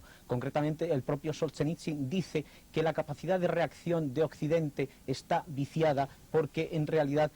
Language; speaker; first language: Spanish; native; Spanish